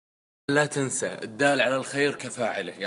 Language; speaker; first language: Arabic; native; Arabic